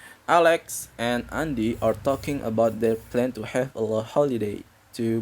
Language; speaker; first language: English; non-native, fluent; Indonesian